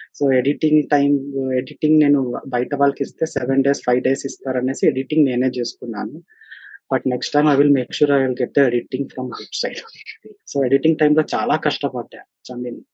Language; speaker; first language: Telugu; native; Telugu